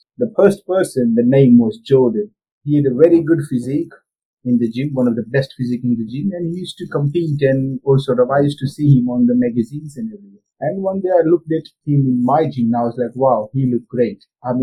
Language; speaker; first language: English; non-native, local second language; Gujarati